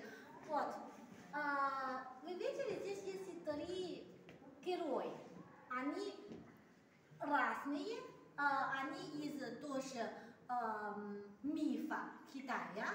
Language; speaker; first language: Russian; non-native, learner; Chinese